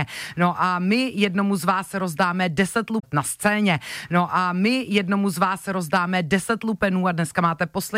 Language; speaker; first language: Czech; native; Czech